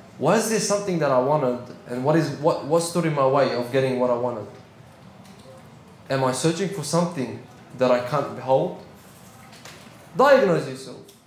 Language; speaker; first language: English; native; English